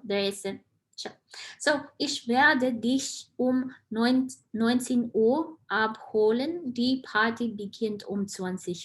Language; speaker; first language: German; non-native, fluent; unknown